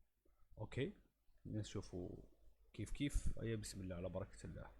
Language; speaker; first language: Arabic; native; Arabic